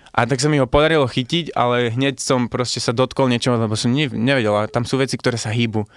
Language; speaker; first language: Slovak; early bilingual, heritage; Slovak